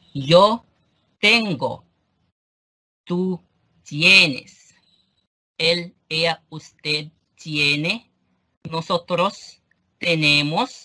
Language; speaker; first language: Spanish; non-native, fluent; Arabic